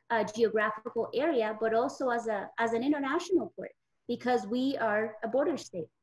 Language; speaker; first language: English; native; English